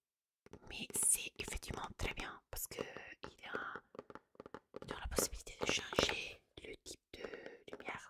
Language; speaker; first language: French; non-native, fluent; Italian